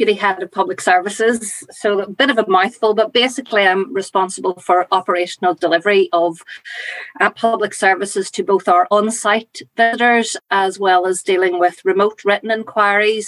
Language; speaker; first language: English; native; English